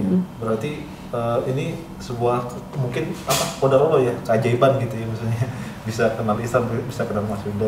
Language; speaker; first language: Indonesian; native; Indonesian